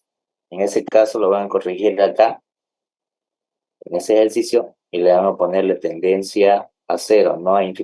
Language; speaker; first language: Spanish; native; Spanish